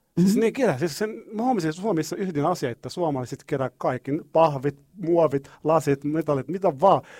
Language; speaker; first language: Finnish; non-native, learner; Arabic